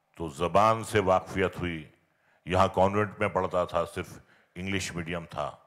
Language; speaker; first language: Hindi; native; Hindi